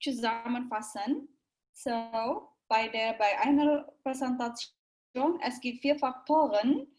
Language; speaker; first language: German; non-native, learner; Indonesian